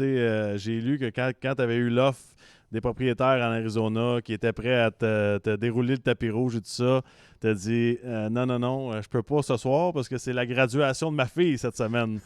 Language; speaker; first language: French; native; French